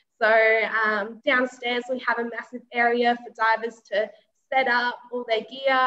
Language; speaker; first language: English; native; English